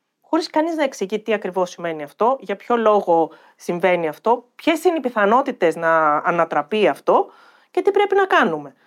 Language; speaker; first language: Greek; native; Greek